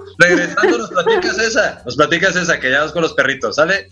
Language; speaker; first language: Spanish; native; Spanish